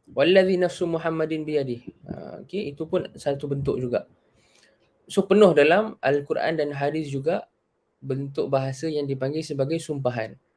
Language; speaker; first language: Malay; native; Malay